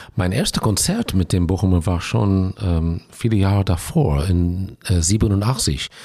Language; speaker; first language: German; non-native, fluent; English